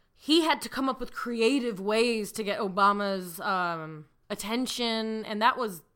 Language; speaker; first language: English; early bilingual, other home language; Hindi